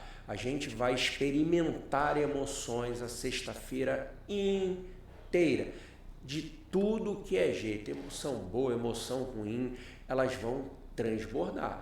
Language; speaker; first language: Portuguese; native; Portuguese